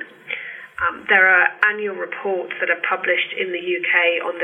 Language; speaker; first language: English; native; English